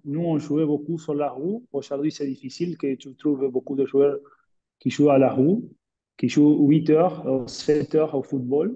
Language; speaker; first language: French; non-native, fluent; Spanish